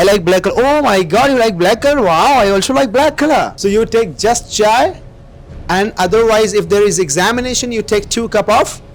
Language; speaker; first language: English; non-native, local second language; Hindi